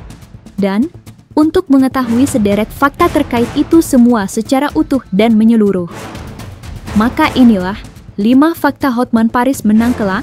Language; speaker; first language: Indonesian; native; Indonesian